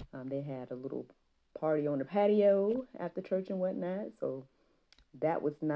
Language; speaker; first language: English; native; English